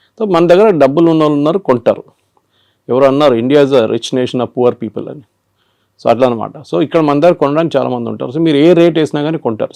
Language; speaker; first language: Telugu; non-native, local second language; Malayalam